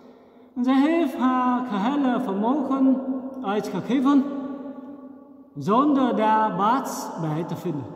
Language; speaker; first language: Dutch; non-native, fluent; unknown